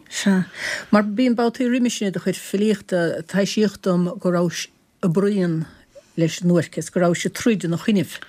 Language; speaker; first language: Irish; native; Irish